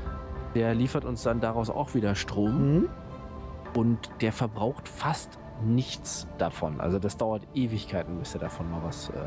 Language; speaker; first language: German; native; German